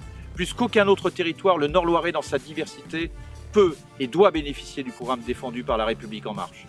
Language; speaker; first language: French; native; French